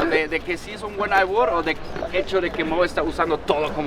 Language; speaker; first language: Spanish; native; Spanish